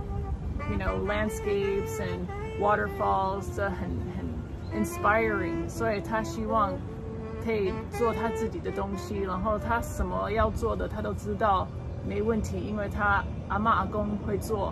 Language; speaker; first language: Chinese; early bilingual, other home language; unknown